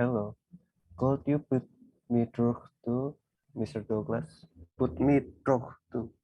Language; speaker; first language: English; non-native, learner; Indonesian